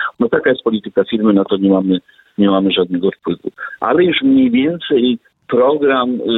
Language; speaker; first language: Polish; native; Polish